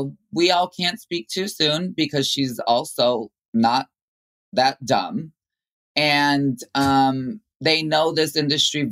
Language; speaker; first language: English; native; English